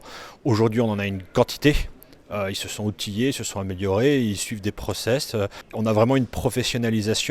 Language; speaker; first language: French; native; French